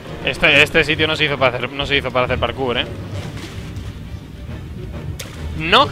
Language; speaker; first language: Spanish; native; Spanish